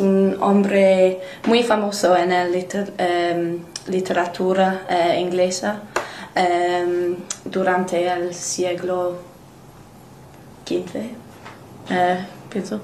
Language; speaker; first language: Spanish; non-native, learner; English